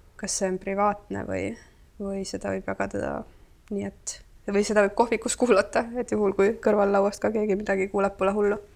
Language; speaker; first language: Estonian; native; Estonian